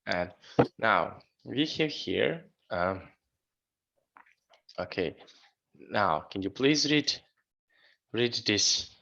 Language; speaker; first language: English; non-native, fluent; Serbian